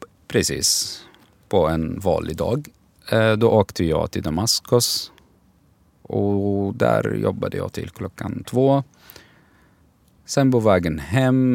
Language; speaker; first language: Swedish; non-native, learner; Arabic